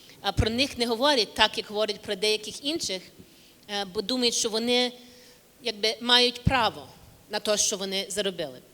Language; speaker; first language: Ukrainian; early bilingual, heritage; English